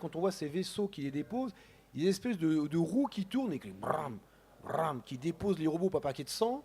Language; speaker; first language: French; native; French